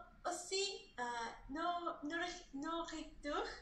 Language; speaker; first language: French; non-native, learner; Spanish